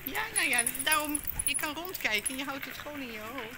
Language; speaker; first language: Dutch; native; Dutch